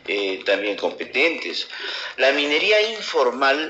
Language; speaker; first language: Spanish; native; Spanish